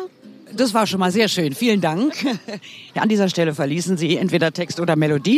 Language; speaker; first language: German; native; German